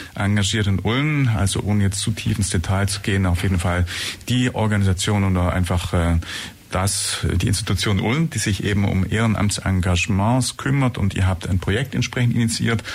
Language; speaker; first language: German; native; German